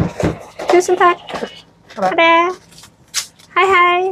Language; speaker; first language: Norwegian; non-native, learner; Thai